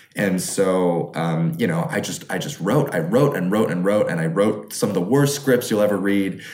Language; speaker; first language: English; early bilingual, other home language; Chinese